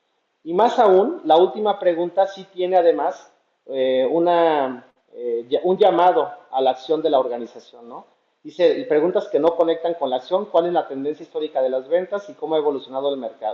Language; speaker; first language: Spanish; native; Spanish